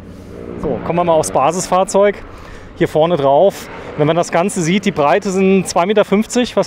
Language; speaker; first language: German; native; German